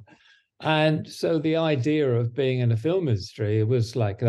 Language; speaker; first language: English; native; English